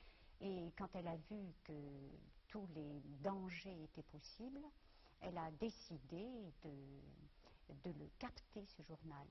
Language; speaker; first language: French; native; French